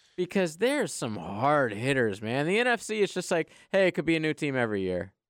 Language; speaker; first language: English; native; English